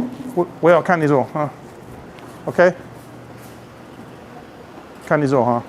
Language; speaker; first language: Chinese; non-native, learner; English